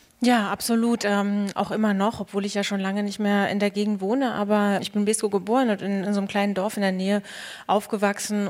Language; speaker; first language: German; native; German